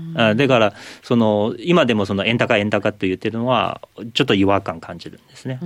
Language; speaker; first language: Japanese; non-native, fluent; Chinese